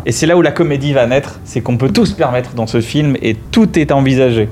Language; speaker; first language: French; native; French